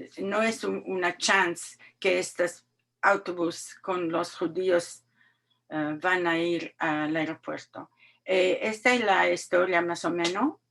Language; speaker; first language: Spanish; non-native, learner; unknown